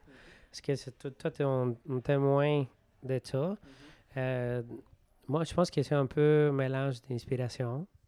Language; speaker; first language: French; non-native, fluent; Spanish